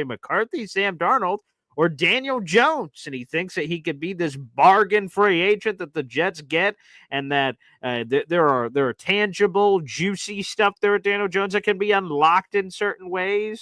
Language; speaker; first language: English; native; English